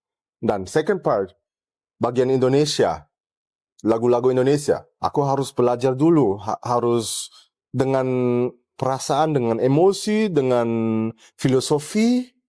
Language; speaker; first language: Indonesian; early bilingual, heritage; German